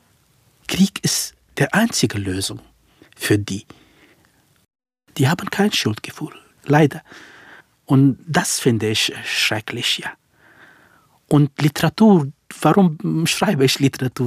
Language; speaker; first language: German; non-native, fluent; Central Kurdish